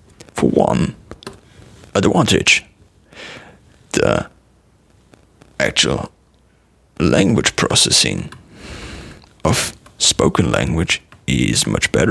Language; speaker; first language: English; non-native, fluent; German